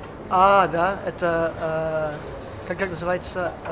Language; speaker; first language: Russian; early bilingual, heritage; Russian